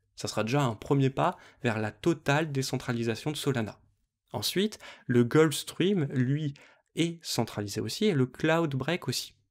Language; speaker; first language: French; native; French